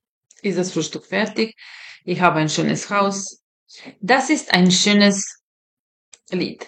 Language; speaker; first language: German; non-native, fluent; Serbian